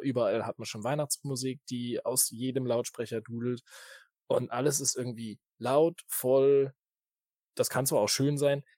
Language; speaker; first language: German; native; German